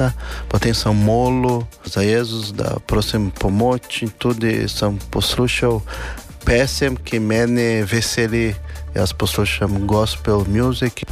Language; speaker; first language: Slovenian; non-native, learner; Portuguese